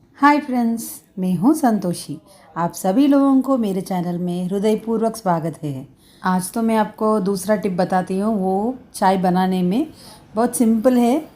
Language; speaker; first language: Hindi; non-native, local second language; Telugu